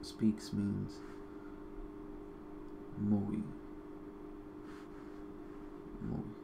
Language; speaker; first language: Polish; non-native, learner; English